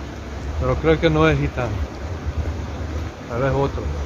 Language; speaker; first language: Spanish; non-native, learner; Macedonian